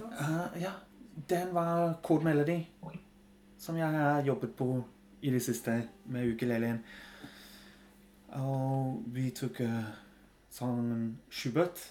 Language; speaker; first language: Norwegian; non-native, fluent; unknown